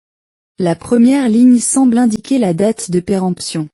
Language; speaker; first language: French; non-native, learner; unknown